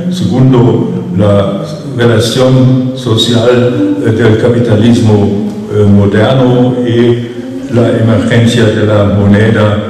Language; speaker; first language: Spanish; non-native, fluent; German